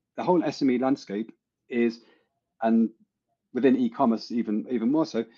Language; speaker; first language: English; native; English